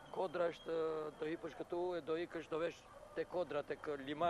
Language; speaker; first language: Albanian; native; Albanian